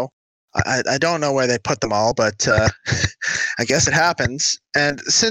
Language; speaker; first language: English; native; English